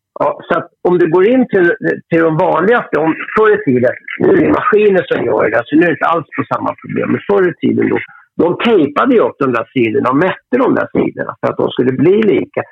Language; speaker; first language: Swedish; native; Swedish